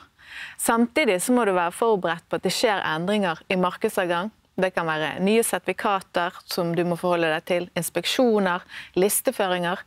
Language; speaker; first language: Norwegian; native; Norwegian